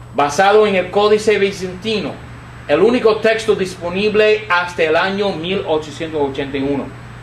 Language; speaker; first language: Spanish; non-native, fluent; English